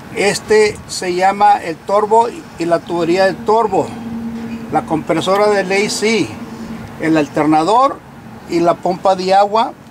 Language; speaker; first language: Spanish; early bilingual, heritage; Spanish